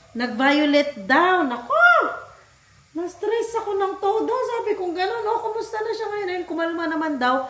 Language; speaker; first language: Filipino; non-native, local second language; Pampanga